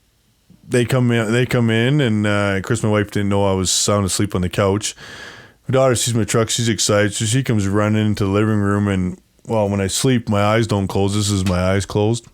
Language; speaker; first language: English; native; English